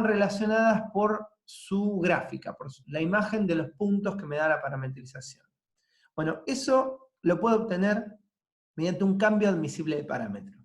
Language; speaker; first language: Spanish; native; Spanish